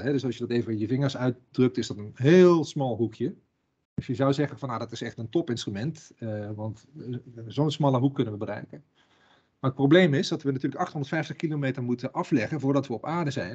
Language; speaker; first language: Dutch; native; Dutch